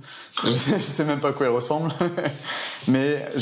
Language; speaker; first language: French; native; French